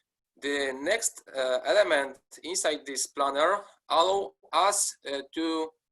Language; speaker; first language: English; non-native, fluent; Polish